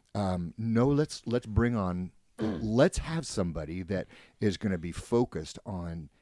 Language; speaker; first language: English; native; English